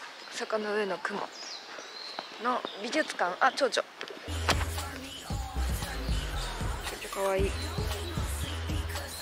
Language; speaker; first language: Japanese; native; Japanese